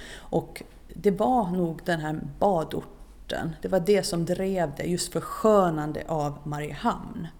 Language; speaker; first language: Swedish; native; Swedish